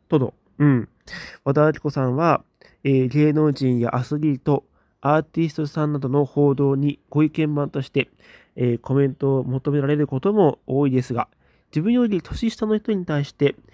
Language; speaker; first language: Japanese; native; Japanese